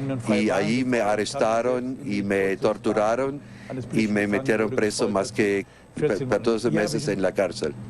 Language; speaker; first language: Spanish; non-native, fluent; German